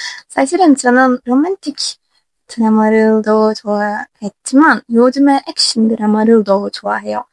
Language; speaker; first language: Korean; non-native, learner; Turkish